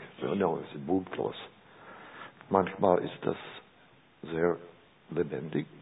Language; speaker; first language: German; non-native, learner; Czech